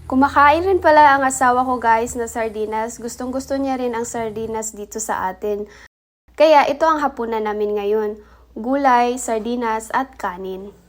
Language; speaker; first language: Filipino; non-native, local second language; Cebuano